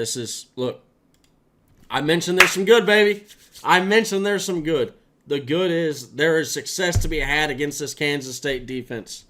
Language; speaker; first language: English; native; English